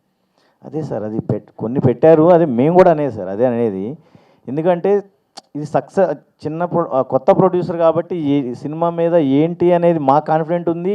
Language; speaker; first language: Telugu; native; Telugu